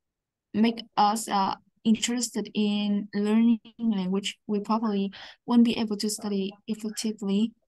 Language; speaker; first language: English; non-native, learner; Vietnamese